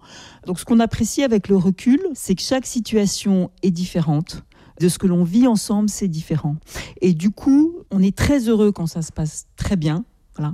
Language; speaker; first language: French; native; French